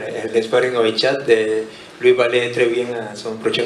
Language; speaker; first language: French; non-native, learner; Spanish